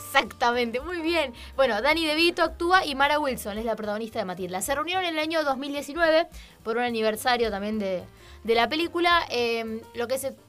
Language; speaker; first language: Spanish; native; Spanish